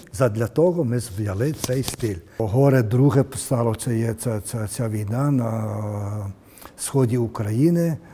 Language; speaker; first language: Ukrainian; early bilingual, heritage; Ukrainian